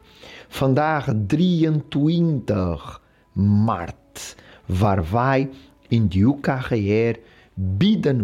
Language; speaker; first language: Dutch; non-native, fluent; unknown